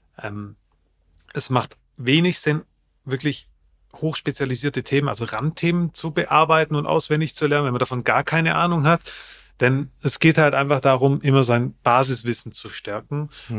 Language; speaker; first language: German; native; German